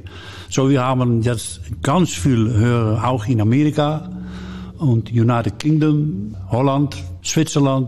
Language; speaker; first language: German; non-native, learner; Dutch